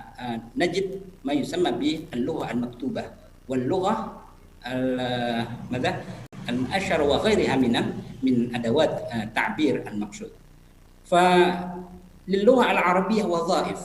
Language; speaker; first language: Arabic; non-native, fluent; Indonesian